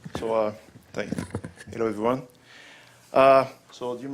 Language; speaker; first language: English; non-native, fluent; French